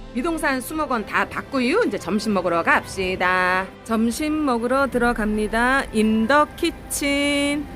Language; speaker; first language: Korean; native; Korean